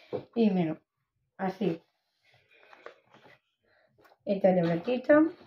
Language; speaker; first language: Spanish; non-native, local second language; Catalan